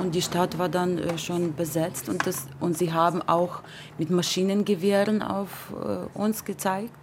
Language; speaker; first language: German; non-native, fluent; Ukrainian